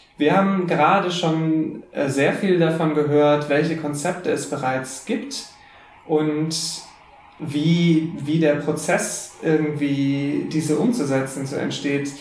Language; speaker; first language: German; native; German